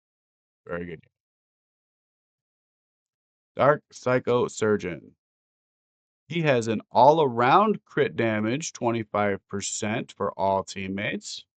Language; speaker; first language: English; native; English